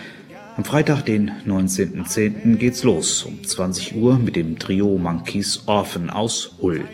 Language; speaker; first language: German; native; German